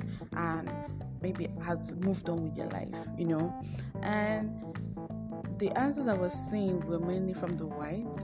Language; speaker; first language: English; non-native, local second language; Igbo